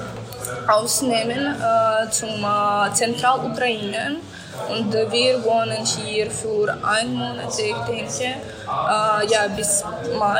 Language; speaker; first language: German; non-native, learner; Ukrainian